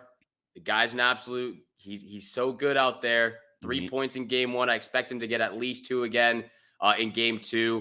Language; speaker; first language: English; native; English